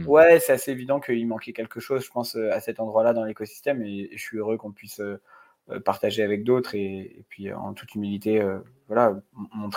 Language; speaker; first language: French; native; French